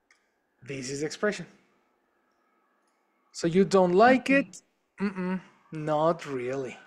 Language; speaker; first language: English; non-native, fluent; Spanish